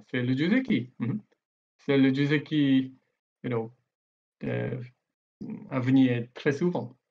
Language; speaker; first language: French; non-native, learner; Korean